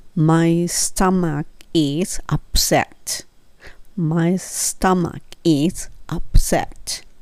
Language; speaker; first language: English; non-native, fluent; Japanese